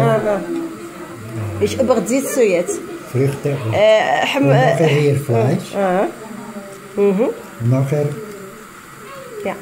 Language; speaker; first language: German; non-native, learner; Arabic